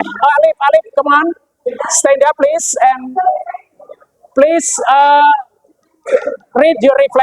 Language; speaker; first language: English; non-native, fluent; Indonesian